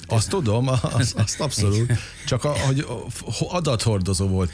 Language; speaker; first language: Hungarian; native; Hungarian